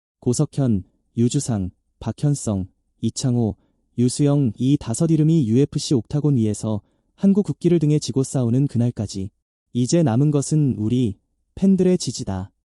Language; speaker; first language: Korean; native; Korean